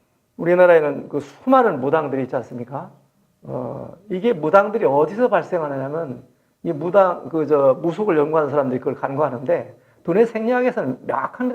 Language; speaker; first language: Korean; native; Korean